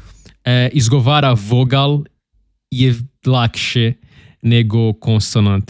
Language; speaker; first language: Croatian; non-native, learner; Portuguese